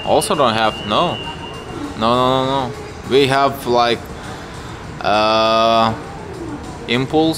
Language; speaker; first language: English; non-native, fluent; Lithuanian